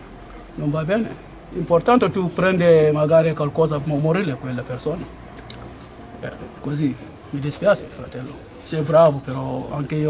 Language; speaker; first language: Italian; non-native, learner; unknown